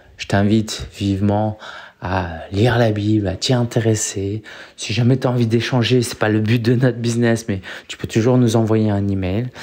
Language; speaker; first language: French; early bilingual, other home language; Chinese